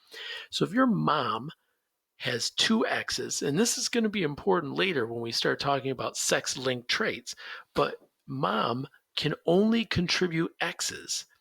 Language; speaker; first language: English; native; English